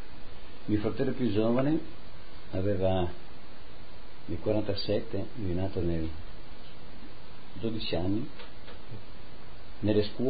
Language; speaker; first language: Italian; native; Italian